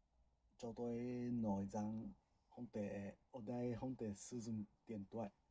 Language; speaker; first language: Vietnamese; non-native, learner; Japanese